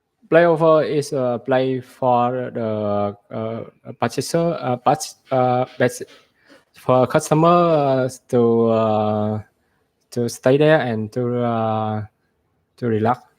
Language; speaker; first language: English; non-native, learner; Vietnamese